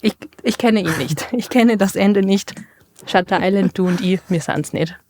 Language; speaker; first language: German; native; German